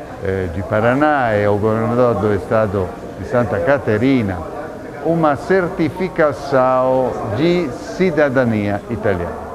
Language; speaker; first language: Portuguese; non-native, fluent; Italian